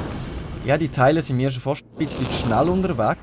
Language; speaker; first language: German; native; German